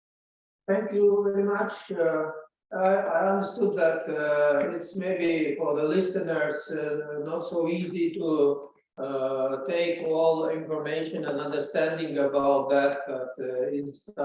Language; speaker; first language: English; non-native, learner; Latvian